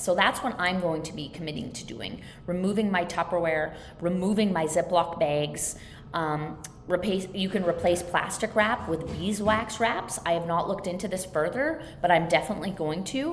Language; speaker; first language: English; native; English